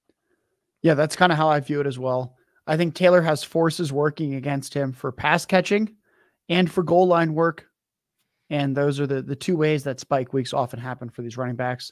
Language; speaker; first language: English; native; English